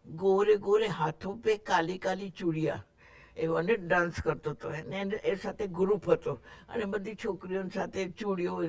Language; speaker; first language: Gujarati; non-native, local second language; Marathi